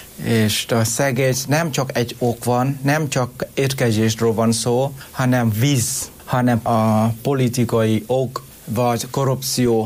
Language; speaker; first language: Hungarian; non-native, learner; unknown